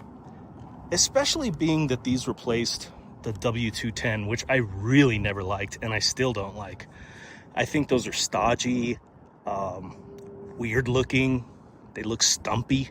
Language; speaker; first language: English; native; English